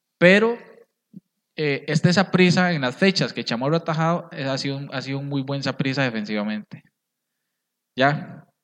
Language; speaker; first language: Spanish; native; Spanish